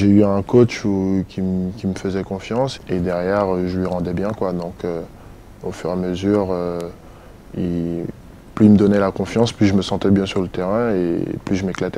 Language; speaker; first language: French; native; French